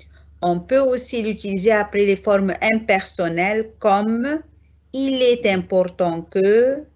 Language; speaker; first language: French; non-native, fluent; Arabic